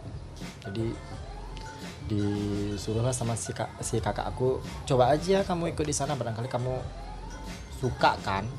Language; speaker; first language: Indonesian; native; Indonesian